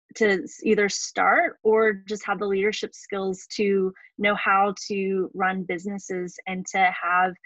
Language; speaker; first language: English; native; English